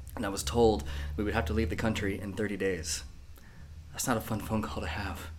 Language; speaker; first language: English; native; English